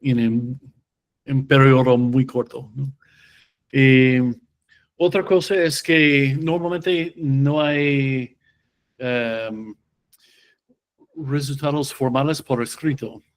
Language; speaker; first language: Spanish; non-native, fluent; English